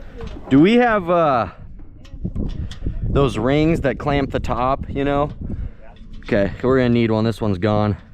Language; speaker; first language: English; native; English